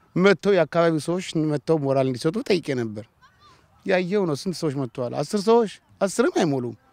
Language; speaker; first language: Amharic; native; Amharic